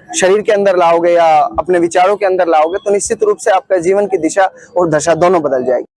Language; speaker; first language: Hindi; native; Hindi